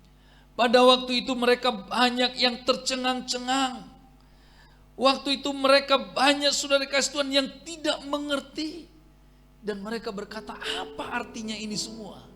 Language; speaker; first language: Indonesian; native; Indonesian